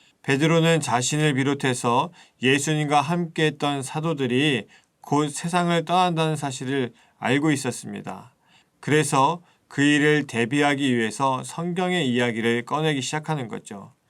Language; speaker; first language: Korean; native; Korean